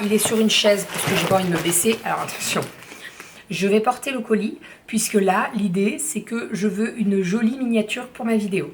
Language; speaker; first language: French; native; French